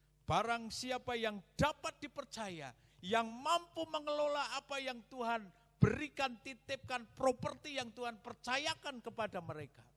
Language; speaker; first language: Indonesian; native; Indonesian